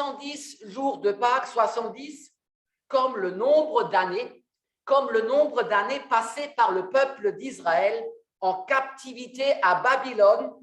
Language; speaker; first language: French; native; French